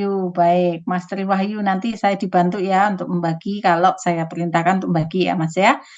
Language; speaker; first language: Indonesian; native; Indonesian